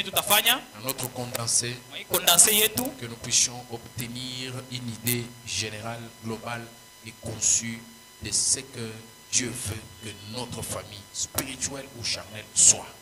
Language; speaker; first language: French; non-native, local second language; Swahili